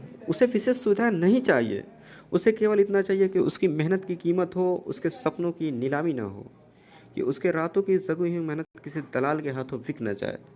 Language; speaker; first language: Hindi; native; Hindi